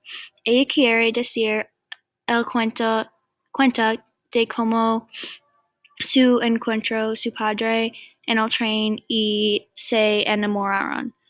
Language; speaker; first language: Spanish; non-native, learner; English